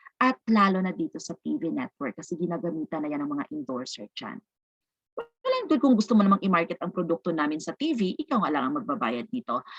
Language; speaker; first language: Filipino; non-native, local second language; Cebuano